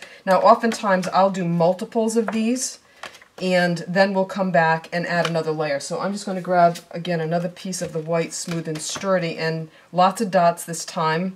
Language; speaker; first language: English; native; English